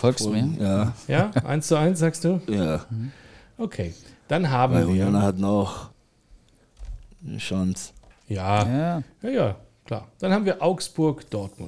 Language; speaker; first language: German; native; German